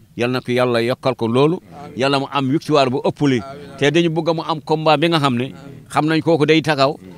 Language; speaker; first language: Wolof; non-native, local second language; Fula